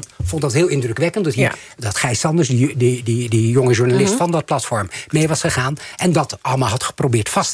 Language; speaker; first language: Dutch; native; Dutch